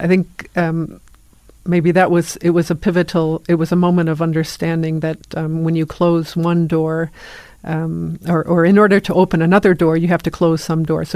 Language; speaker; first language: English; native; English